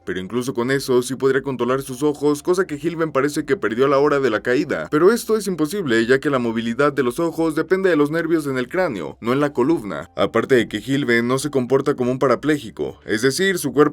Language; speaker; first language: Spanish; native; Spanish